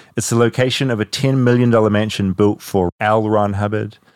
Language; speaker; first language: English; native; English